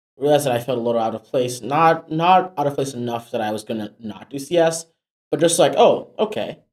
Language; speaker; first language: English; non-native, local second language; Yoruba